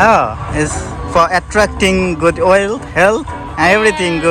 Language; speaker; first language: English; non-native, learner; Bangla